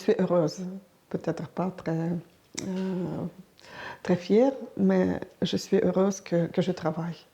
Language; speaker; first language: French; non-native, learner; Ukrainian